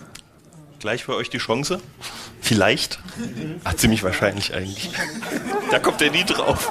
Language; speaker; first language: German; native; German